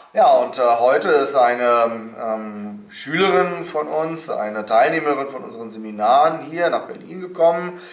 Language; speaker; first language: German; native; German